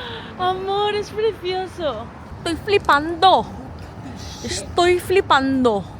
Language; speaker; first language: Spanish; non-native, fluent; Filipino